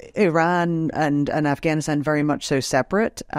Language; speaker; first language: English; native; English